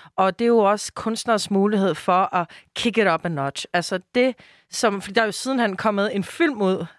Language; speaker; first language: Danish; non-native, fluent; Spanish